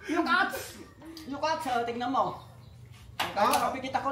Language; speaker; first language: Filipino; native; Filipino